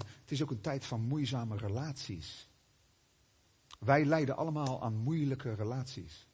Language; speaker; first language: Dutch; native; Dutch